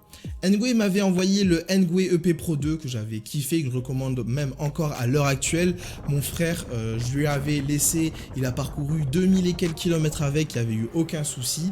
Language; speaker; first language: French; native; French